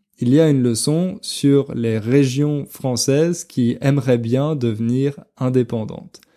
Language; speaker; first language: French; native; French